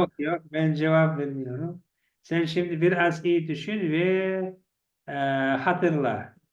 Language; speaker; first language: Turkish; non-native, learner; Chechen